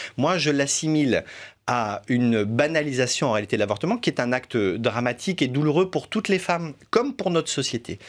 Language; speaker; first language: French; native; French